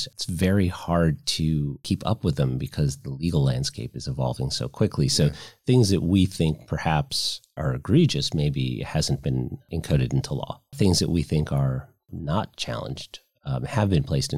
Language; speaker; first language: English; native; English